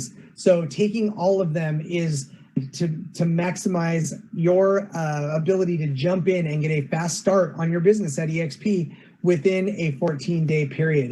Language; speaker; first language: English; native; English